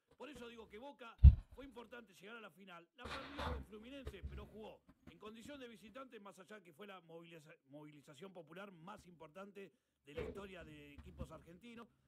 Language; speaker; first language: Spanish; native; Spanish